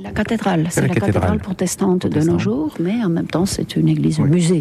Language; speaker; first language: French; non-native, fluent; Estonian